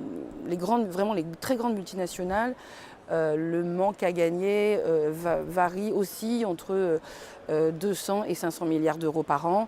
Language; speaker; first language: French; native; French